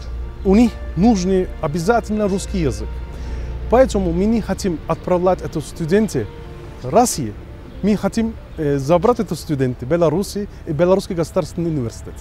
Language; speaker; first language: Russian; non-native, learner; Turkish